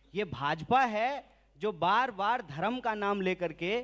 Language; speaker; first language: Hindi; native; Hindi